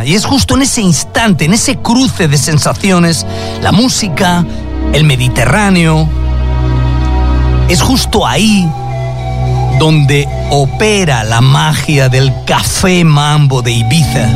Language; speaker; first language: Spanish; native; Spanish